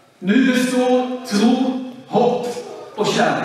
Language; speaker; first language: Swedish; non-native, fluent; Swahili